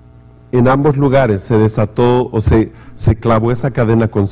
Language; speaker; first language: Spanish; native; Spanish